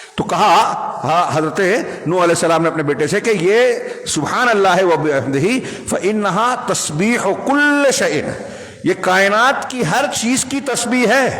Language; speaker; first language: Urdu; native; Urdu